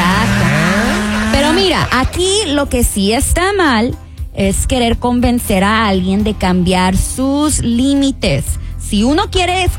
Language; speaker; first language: Spanish; early bilingual, heritage; Spanish